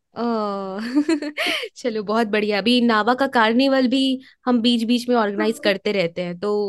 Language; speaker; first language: Hindi; non-native, local second language; Marathi